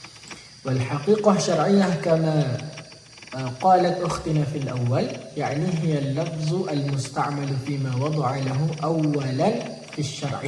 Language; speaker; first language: Arabic; non-native, learner; Indonesian